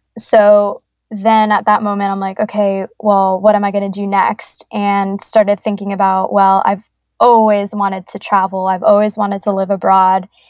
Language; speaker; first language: English; native; English